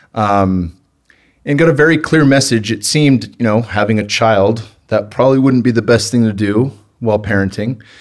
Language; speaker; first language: English; native; English